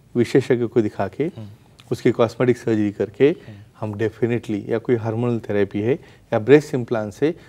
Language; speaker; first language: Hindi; non-native, local second language; Marathi